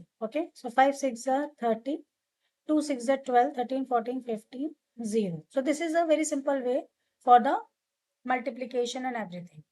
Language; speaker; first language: English; non-native, local second language; Hindi